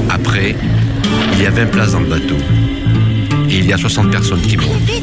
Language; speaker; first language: French; non-native, learner; Arabic